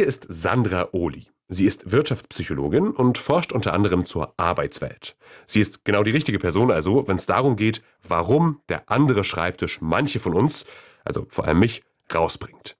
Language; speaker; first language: German; native; German